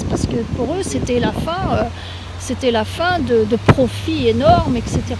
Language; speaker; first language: French; native; French